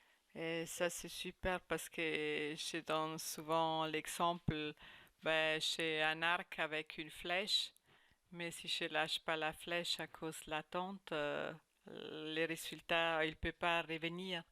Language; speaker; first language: French; non-native, fluent; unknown